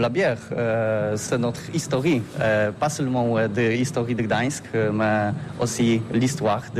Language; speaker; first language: French; non-native, learner; Polish